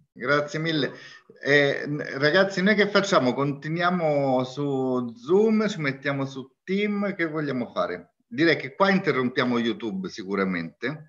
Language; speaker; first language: Italian; native; Italian